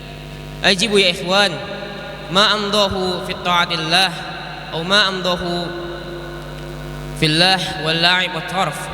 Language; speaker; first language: Arabic; non-native, learner; Indonesian